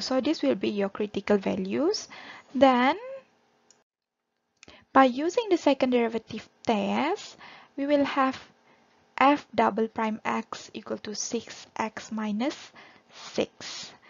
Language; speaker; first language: English; non-native, local second language; Malay